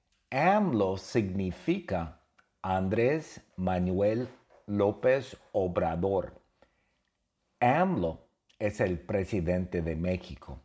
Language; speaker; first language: Spanish; non-native, fluent; English